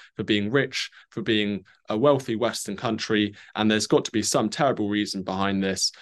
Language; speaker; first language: English; native; English